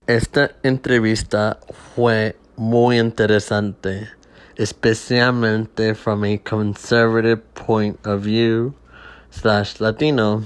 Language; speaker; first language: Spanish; early bilingual, heritage; Spanish